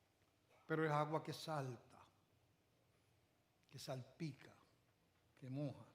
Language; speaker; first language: Spanish; native; Spanish